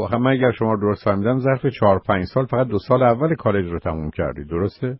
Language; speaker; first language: Persian; native; Persian